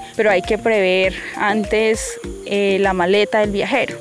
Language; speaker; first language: Spanish; native; Spanish